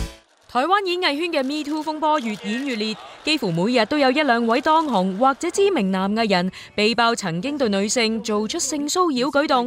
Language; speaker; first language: Chinese; native; Chinese